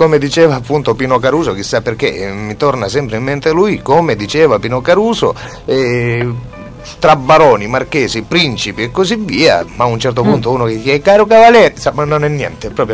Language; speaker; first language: Italian; native; Italian